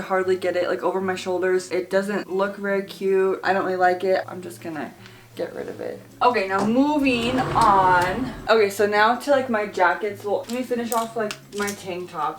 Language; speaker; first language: English; native; English